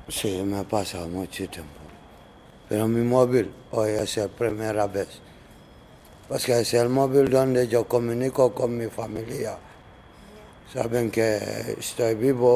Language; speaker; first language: Spanish; non-native, learner; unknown